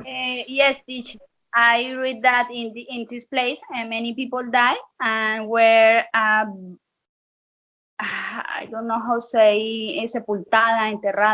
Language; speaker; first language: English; non-native, learner; Spanish